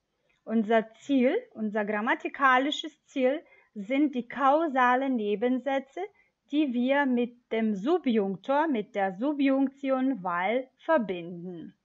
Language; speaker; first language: German; non-native, fluent; Macedonian